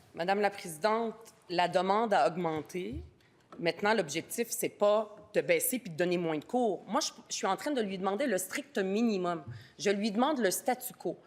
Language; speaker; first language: French; early bilingual, other home language; Arabic